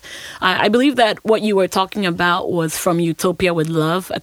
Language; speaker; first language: English; non-native, local second language; Akan